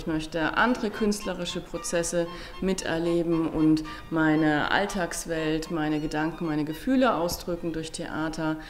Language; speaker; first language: German; native; German